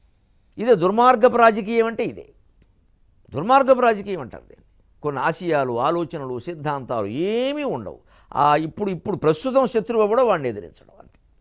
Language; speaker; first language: Telugu; native; Telugu